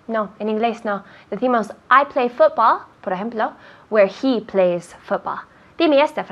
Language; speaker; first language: Spanish; non-native, fluent; English